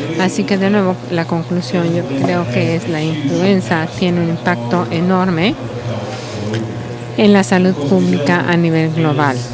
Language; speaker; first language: Spanish; non-native, learner; English